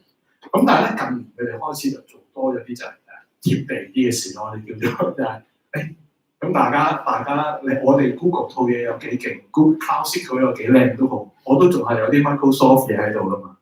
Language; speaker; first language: Chinese; native; Chinese